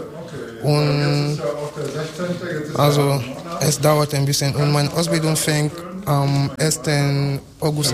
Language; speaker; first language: German; non-native, learner; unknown